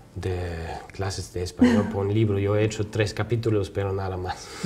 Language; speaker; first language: Spanish; non-native, fluent; German